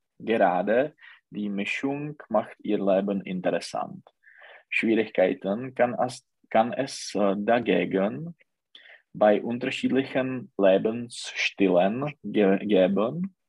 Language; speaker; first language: German; non-native, learner; Czech